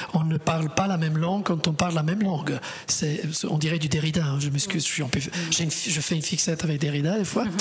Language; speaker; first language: French; non-native, fluent; Italian